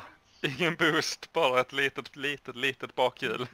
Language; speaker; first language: Swedish; native; Swedish